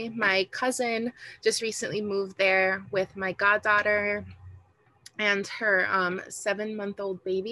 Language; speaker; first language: English; early bilingual, other home language; Spanish